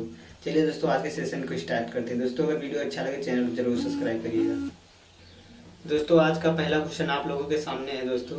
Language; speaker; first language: Hindi; native; Hindi